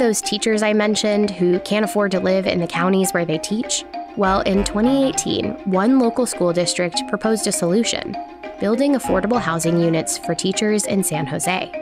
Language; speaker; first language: English; native; English